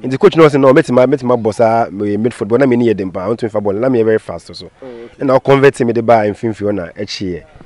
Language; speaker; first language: English; non-native, local second language; Akan